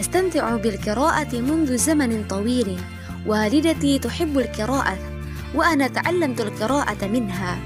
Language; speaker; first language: Arabic; non-native, learner; Indonesian